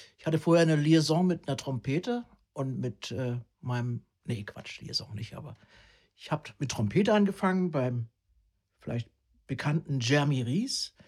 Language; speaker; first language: German; non-native, fluent; Italian